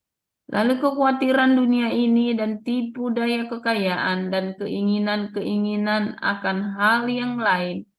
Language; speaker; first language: Indonesian; native; Indonesian